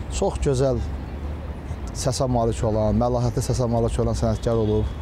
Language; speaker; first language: Azerbaijani; native; Azerbaijani